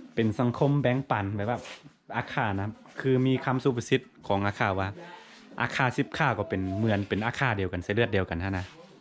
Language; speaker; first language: Thai; non-native, local second language; Akha